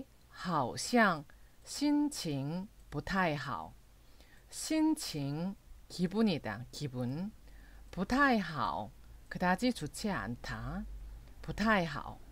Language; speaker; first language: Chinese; non-native, fluent; Korean